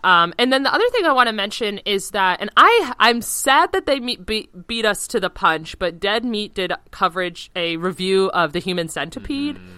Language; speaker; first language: English; native; English